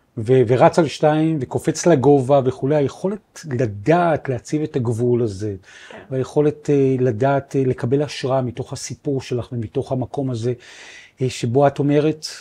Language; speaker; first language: Hebrew; native; Hebrew